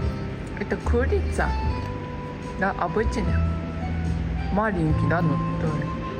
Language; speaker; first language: Russian; non-native, learner; Japanese